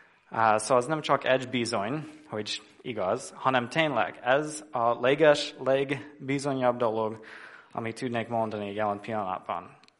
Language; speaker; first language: Hungarian; non-native, fluent; English